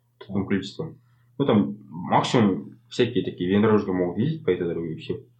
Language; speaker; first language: Russian; non-native, local second language; Kazakh